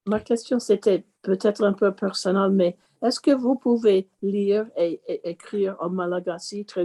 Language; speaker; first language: French; non-native, learner; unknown